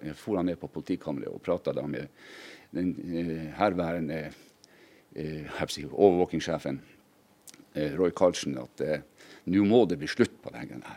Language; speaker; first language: Norwegian; native; Norwegian